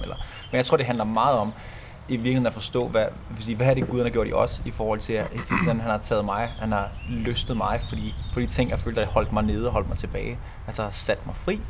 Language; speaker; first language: Danish; native; Danish